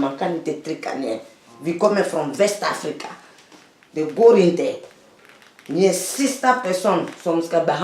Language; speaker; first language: Swedish; non-native, fluent; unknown